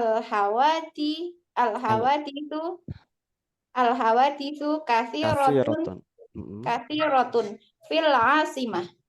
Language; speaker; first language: Arabic; non-native, learner; Indonesian